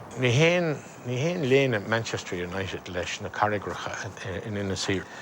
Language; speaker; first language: Irish; native; Irish